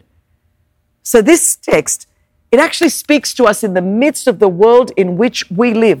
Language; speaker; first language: English; non-native, local second language; Greek